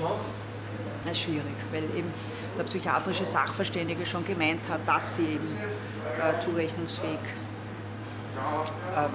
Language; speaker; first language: German; native; German